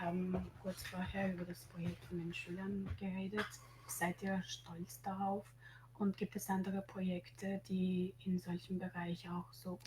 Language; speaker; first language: German; non-native, fluent; Albanian